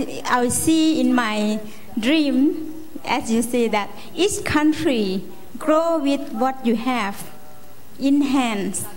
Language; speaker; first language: English; non-native, learner; Lao